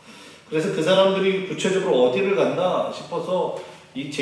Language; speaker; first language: Korean; native; Korean